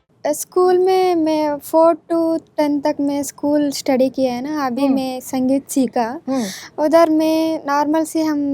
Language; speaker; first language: Hindi; non-native, local second language; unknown